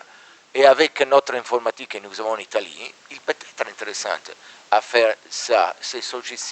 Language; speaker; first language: French; non-native, learner; Italian